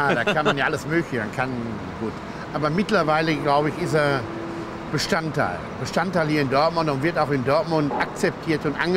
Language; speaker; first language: German; native; German